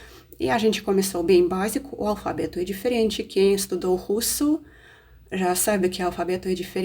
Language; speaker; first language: Portuguese; non-native, fluent; Russian